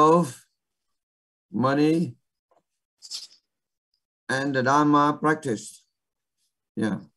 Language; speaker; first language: English; non-native, learner; Vietnamese